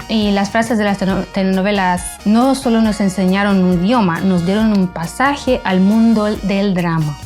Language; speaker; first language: Spanish; non-native, fluent; Romanian